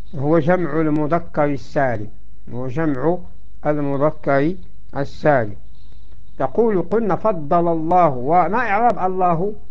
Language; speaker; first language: Arabic; native; Arabic